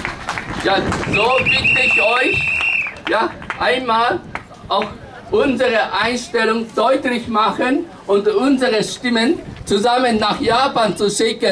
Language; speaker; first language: German; non-native, fluent; Japanese